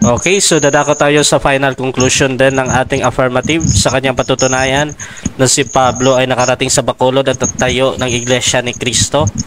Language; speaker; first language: Filipino; non-native, local second language; Hiligaynon